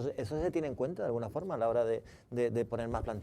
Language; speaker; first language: Spanish; native; Spanish